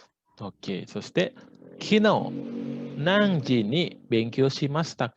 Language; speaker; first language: Japanese; non-native, fluent; Indonesian